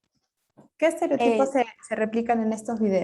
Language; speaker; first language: Spanish; native; Spanish